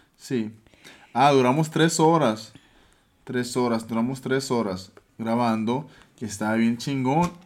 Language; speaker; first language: Spanish; early bilingual, other home language; English